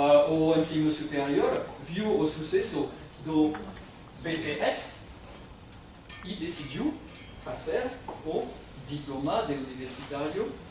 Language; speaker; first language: Portuguese; non-native, fluent; French